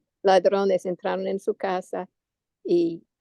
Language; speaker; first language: Spanish; non-native, learner; English